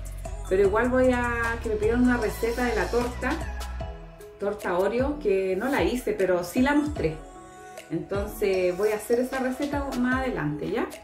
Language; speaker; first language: Spanish; native; Spanish